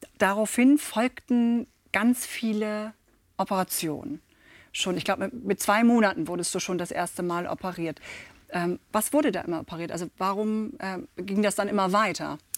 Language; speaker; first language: German; native; German